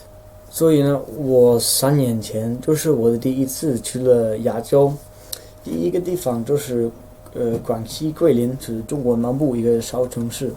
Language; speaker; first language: Chinese; non-native, fluent; Dutch